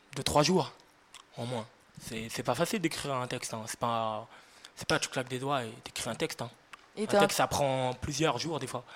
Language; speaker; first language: French; native; French